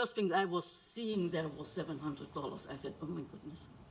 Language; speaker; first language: English; non-native, fluent; German